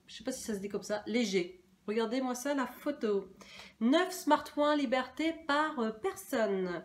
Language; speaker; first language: French; native; French